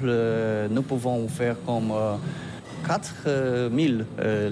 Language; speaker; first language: French; non-native, learner; Polish